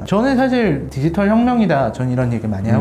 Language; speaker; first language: Korean; native; Korean